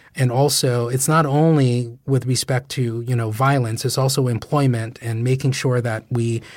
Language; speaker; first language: English; native; English